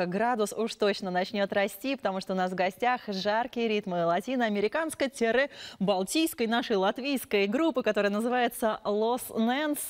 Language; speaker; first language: Russian; native; Russian